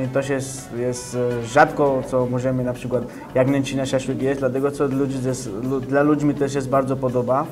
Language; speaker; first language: Polish; non-native, learner; Georgian